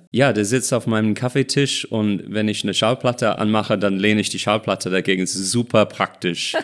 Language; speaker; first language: German; non-native, fluent; English